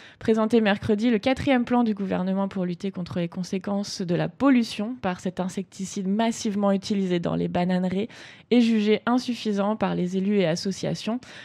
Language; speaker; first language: French; native; French